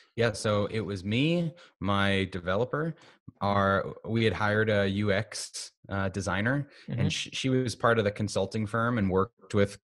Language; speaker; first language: English; native; English